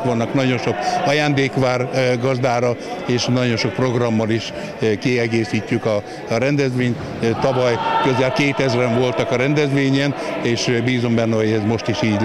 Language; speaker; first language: Hungarian; native; Hungarian